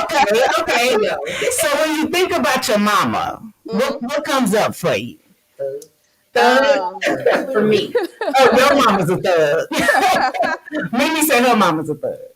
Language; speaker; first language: English; native; English